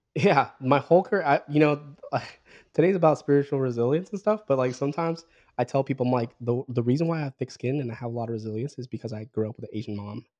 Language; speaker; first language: English; early bilingual, other home language; Filipino